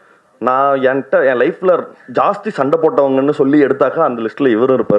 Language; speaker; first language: Tamil; native; Tamil